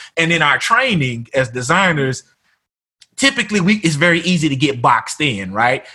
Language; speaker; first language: English; native; English